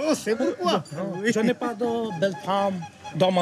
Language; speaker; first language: French; non-native, learner; Bangla